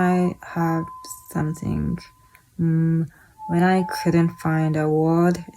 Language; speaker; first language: English; non-native, fluent; Japanese